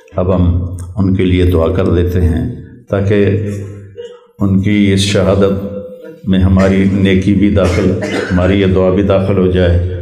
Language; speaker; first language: Urdu; non-native, local second language; Punjabi